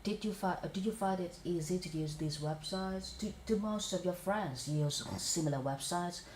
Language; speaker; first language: English; non-native, fluent; Vietnamese